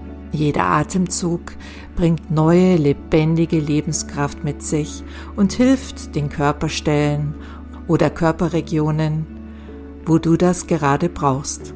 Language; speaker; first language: German; native; German